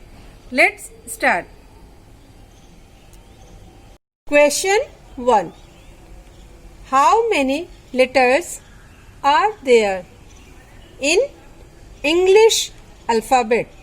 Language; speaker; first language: English; non-native, local second language; Hindi